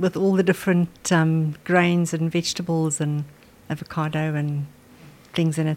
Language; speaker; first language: English; non-native, local second language; Afrikaans